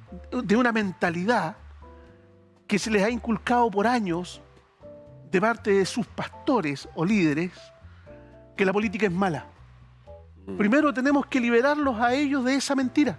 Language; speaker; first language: Spanish; native; Spanish